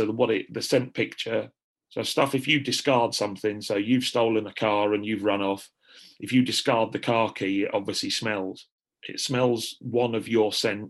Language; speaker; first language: English; native; English